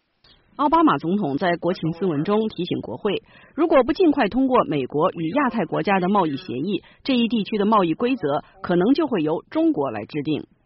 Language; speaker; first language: Chinese; native; Chinese